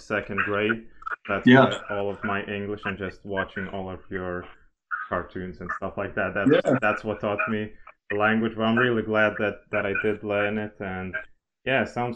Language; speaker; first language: English; non-native, fluent; Lithuanian